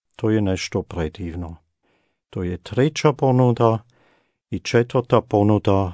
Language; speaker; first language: Croatian; non-native, fluent; German